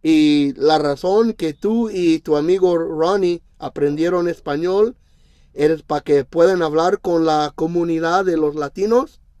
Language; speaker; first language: Spanish; non-native, learner; English